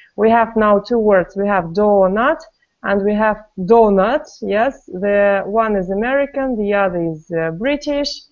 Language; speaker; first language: English; non-native, fluent; Russian